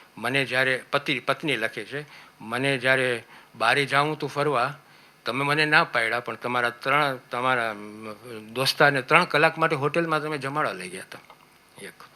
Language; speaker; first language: Gujarati; early bilingual, heritage; Gujarati